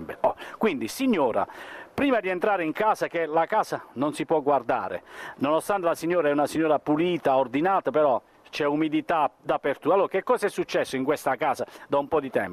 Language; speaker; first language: Italian; native; Italian